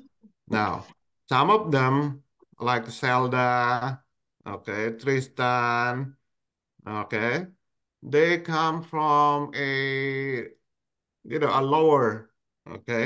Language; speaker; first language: English; non-native, local second language; Indonesian